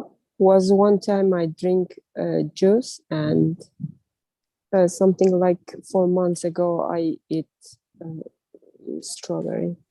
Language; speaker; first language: English; non-native, learner; Russian